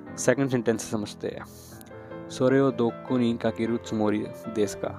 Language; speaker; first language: Hindi; native; Hindi